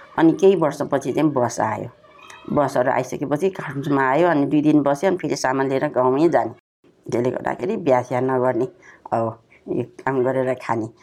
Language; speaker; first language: Nepali; non-native, local second language; Newari